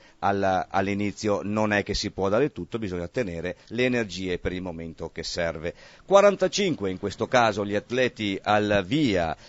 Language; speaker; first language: Italian; native; Italian